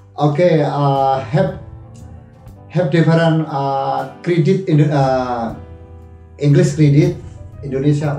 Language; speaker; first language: English; non-native, learner; Indonesian